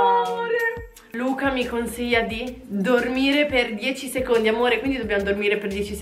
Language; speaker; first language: Italian; native; Italian